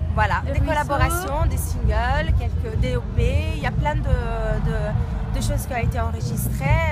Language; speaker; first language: French; non-native, fluent; Italian